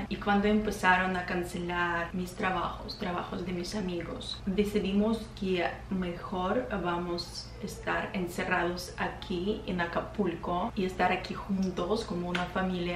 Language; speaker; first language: Spanish; non-native, fluent; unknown